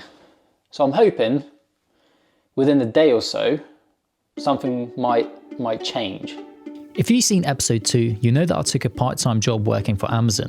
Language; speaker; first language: English; native; English